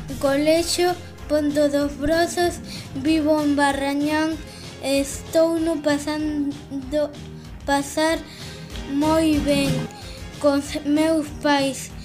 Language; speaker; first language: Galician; non-native, local second language; Spanish